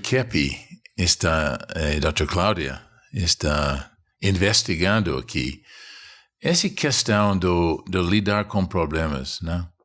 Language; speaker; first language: Portuguese; non-native, fluent; English